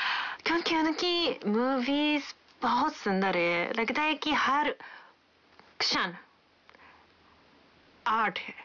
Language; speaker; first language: Hindi; non-native, fluent; Japanese